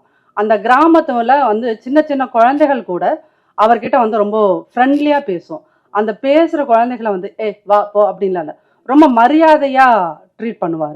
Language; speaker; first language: Tamil; native; Tamil